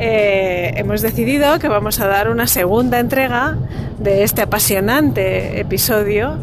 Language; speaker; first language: Spanish; native; Spanish